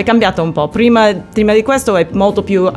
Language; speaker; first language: Italian; non-native, learner; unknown